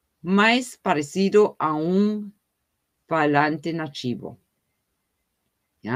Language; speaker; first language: Portuguese; non-native, fluent; German